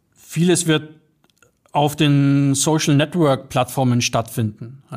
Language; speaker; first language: German; early bilingual, other home language; Polish